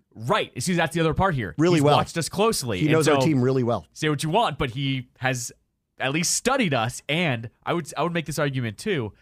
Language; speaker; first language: English; native; English